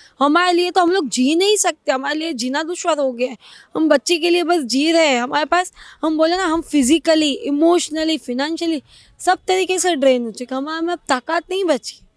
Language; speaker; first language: Hindi; non-native, local second language; Gujarati